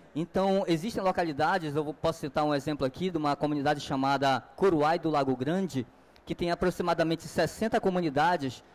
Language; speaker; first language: Portuguese; native; Portuguese